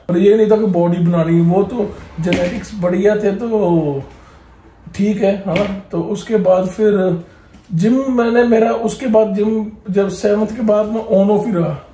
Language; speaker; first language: Hindi; non-native, local second language; Punjabi